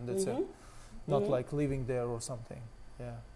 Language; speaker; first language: English; non-native, learner; Russian